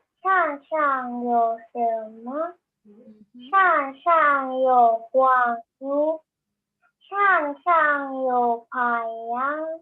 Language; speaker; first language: Chinese; non-native, learner; Indonesian